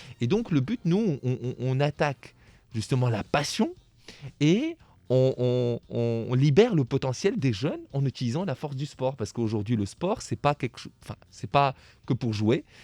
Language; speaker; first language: French; non-native, local second language; Arabic